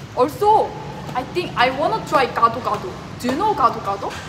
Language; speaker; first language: English; non-native, learner; Korean